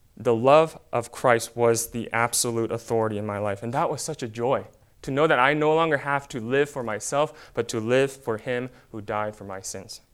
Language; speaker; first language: English; early bilingual, other home language; Korean